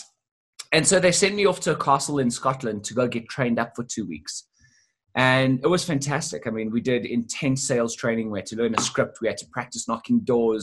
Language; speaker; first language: English; native; English